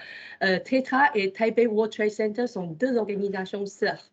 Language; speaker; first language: French; non-native, fluent; Chinese